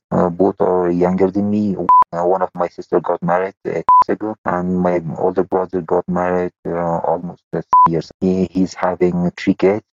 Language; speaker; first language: English; non-native, fluent; Persian